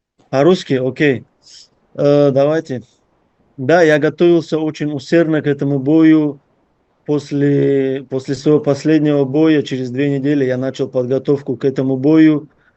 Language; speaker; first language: Russian; native; Russian